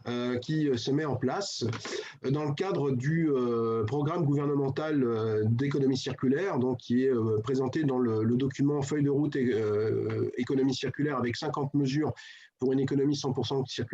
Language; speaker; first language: French; native; French